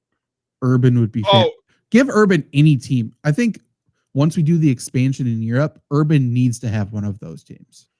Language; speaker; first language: English; native; English